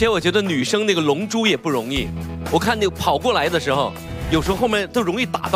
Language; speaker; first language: Chinese; native; Chinese